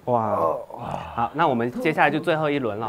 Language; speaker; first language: Chinese; native; Chinese